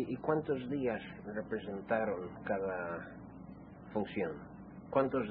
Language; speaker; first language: Spanish; non-native, fluent; English